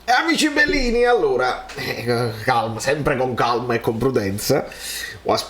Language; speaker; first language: Italian; native; Italian